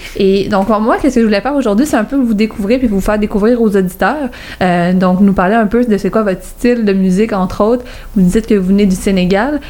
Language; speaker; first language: French; native; French